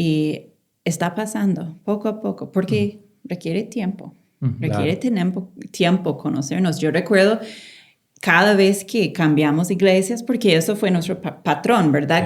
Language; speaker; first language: Spanish; non-native, fluent; English